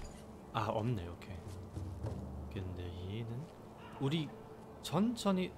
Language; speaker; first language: Korean; non-native, fluent; German